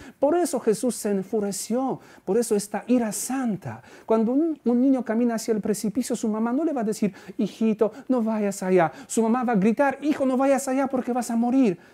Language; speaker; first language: Spanish; non-native, fluent; Polish